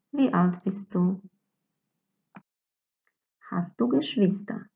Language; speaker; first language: German; non-native, fluent; Croatian